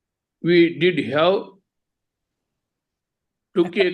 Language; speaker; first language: English; non-native, learner; Telugu